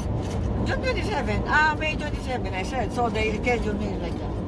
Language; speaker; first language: English; non-native, learner; Filipino